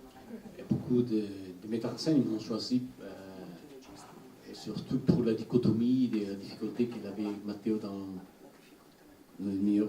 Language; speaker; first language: French; non-native, learner; Italian